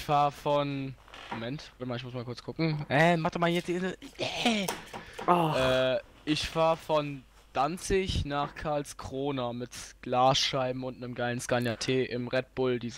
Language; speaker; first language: German; native; German